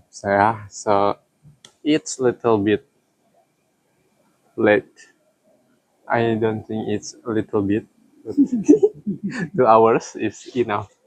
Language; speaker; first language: English; non-native, learner; Indonesian